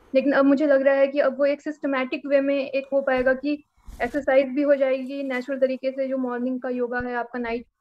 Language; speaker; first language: Hindi; native; Hindi